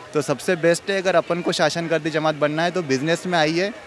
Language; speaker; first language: Hindi; non-native, local second language; Marathi